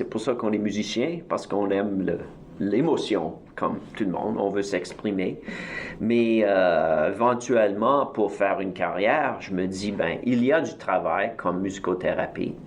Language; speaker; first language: French; native; French